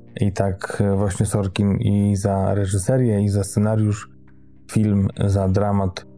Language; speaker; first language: Polish; native; Polish